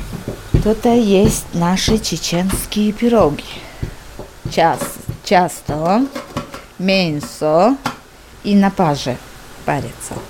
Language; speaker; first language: Polish; non-native, learner; Chechen